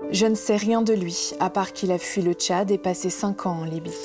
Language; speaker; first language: French; native; French